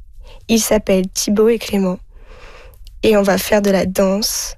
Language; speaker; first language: French; native; French